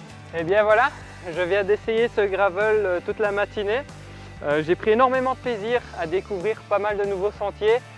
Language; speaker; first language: French; native; French